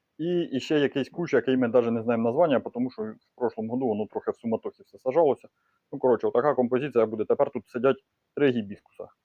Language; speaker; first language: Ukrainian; native; Ukrainian